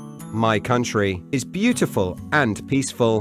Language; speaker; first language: English; non-native, learner; Thai